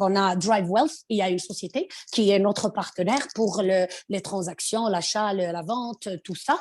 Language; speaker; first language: French; non-native, local second language; Arabic